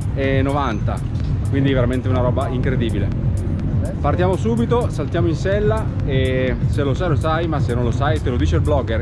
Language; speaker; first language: Italian; native; Italian